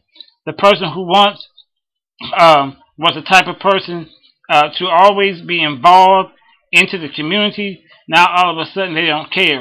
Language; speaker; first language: English; native; English